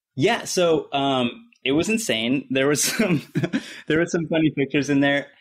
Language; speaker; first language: English; native; English